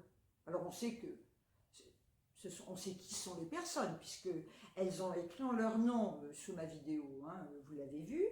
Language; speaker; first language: French; native; French